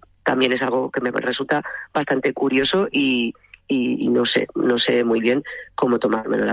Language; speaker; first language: Spanish; native; Spanish